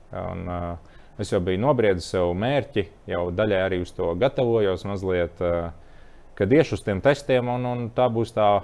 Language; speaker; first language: Latvian; native; Latvian